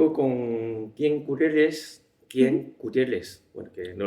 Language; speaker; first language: Spanish; non-native, learner; Chinese